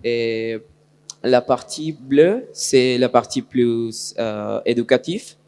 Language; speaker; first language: French; non-native, learner; Spanish